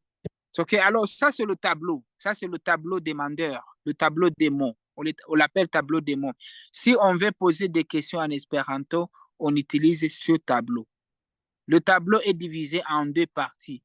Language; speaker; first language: French; non-native, fluent; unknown